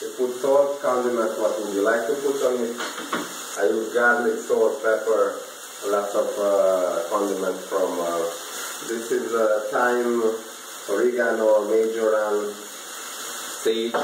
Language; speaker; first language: English; non-native, learner; Hungarian